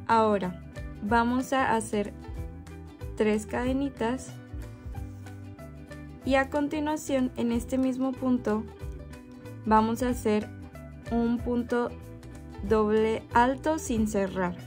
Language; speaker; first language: Spanish; native; Spanish